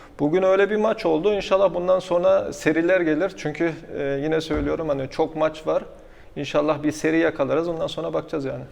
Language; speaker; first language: Turkish; early bilingual, heritage; Turkish